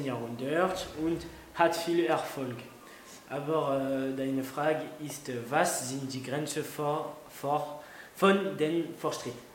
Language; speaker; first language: German; non-native, learner; French